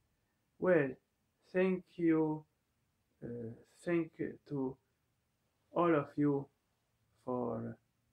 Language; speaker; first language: English; non-native, learner; Italian